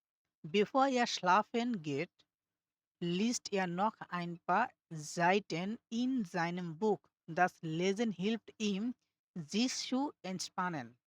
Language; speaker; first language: German; non-native, learner; Bangla